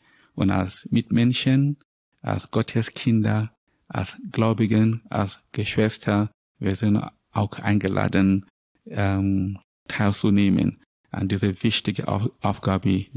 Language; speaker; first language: German; non-native, learner; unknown